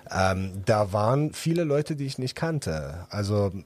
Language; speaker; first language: German; non-native, fluent; Persian